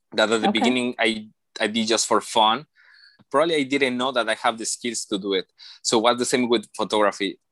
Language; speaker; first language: English; non-native, learner; Spanish